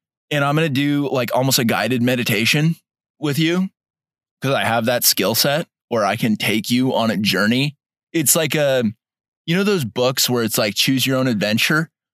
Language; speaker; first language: English; native; English